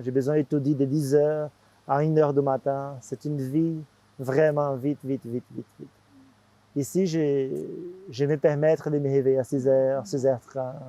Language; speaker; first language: French; non-native, fluent; Portuguese